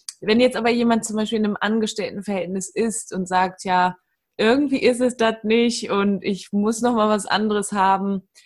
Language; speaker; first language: German; native; German